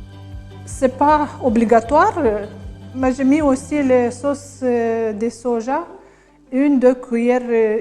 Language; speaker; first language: French; non-native, learner; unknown